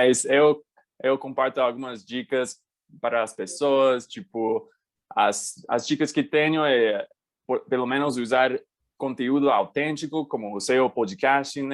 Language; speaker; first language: Portuguese; non-native, fluent; English